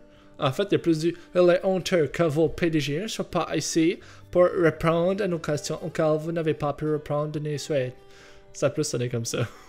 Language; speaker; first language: French; native; French